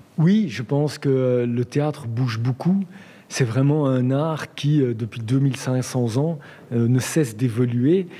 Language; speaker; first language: French; native; French